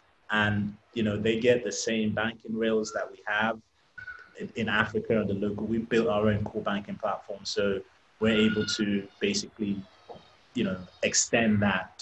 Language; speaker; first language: English; native; English